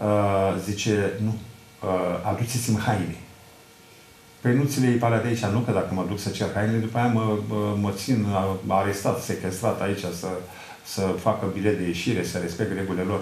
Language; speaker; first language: Romanian; native; Romanian